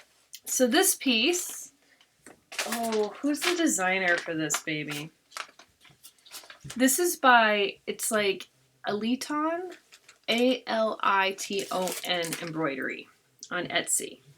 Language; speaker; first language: English; native; English